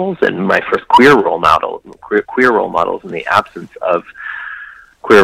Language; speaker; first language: English; native; English